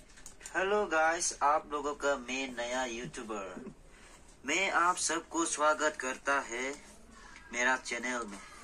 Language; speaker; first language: Hindi; non-native, local second language; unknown